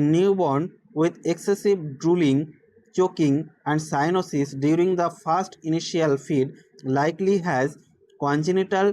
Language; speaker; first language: English; non-native, local second language; Bangla